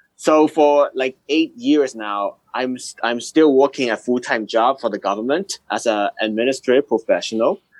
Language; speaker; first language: English; early bilingual, other home language; Cantonese